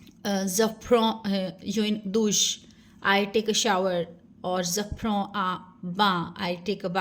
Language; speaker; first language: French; non-native, fluent; Hindi